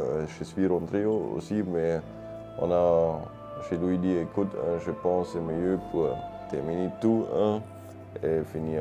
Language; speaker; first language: French; non-native, learner; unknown